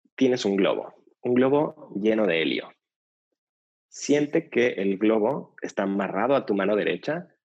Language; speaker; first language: Spanish; native; Spanish